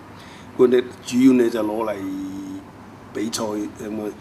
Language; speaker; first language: Cantonese; non-native, local second language; Min Nan Chinese